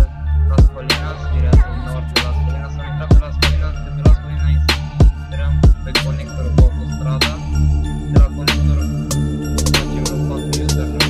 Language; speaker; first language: Romanian; native; Romanian